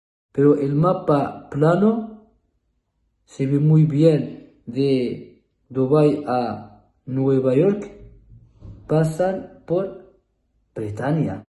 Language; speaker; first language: Spanish; non-native, fluent; Arabic